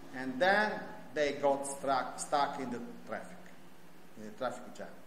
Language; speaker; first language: English; non-native, fluent; Italian